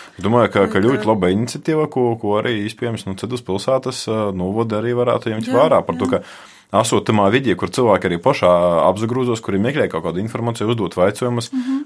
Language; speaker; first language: Latvian; native; Latvian